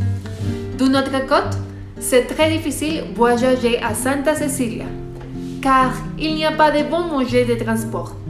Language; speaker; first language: French; non-native, learner; Spanish